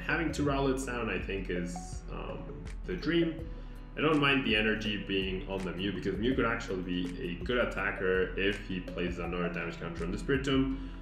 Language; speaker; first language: English; non-native, fluent; Spanish